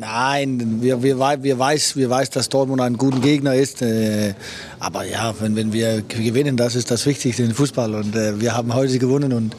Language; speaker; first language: German; non-native, learner; Danish